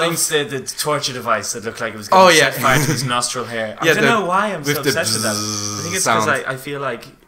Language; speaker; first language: English; native; English